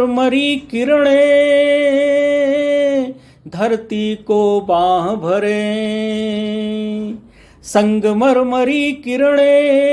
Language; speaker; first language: Hindi; native; Hindi